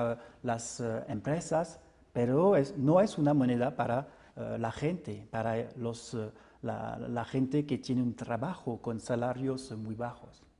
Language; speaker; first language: Spanish; non-native, fluent; French